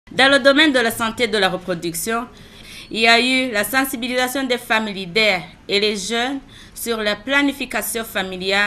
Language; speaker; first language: French; non-native, local second language; Rundi